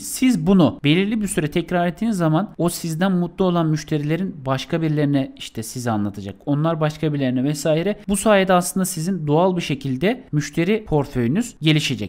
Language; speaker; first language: Turkish; native; Turkish